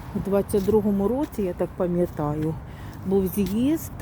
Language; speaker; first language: Ukrainian; non-native, local second language; Russian